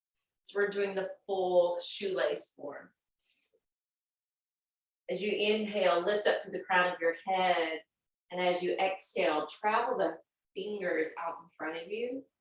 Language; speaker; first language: English; native; English